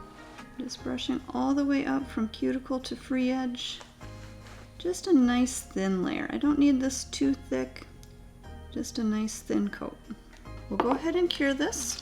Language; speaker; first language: English; native; English